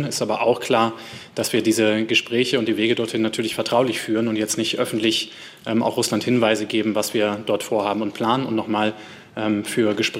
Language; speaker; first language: German; native; German